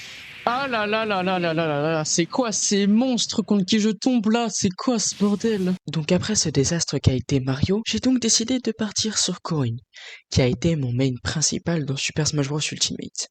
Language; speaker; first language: French; native; French